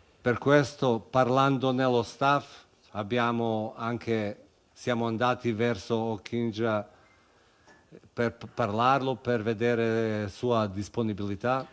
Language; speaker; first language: Italian; non-native, fluent; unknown